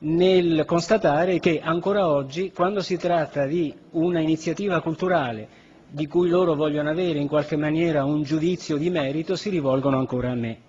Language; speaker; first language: Italian; native; Italian